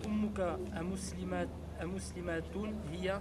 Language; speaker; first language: Arabic; non-native, learner; French